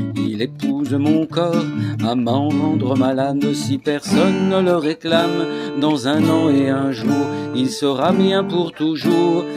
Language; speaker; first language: French; native; French